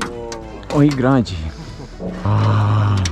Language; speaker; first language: Portuguese; non-native, learner; French